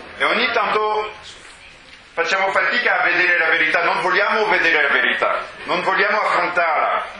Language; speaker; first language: Italian; non-native, fluent; French